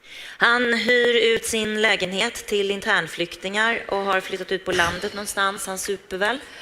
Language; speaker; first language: Swedish; native; Swedish